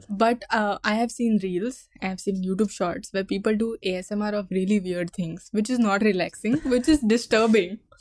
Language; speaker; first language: English; non-native, local second language; Konkani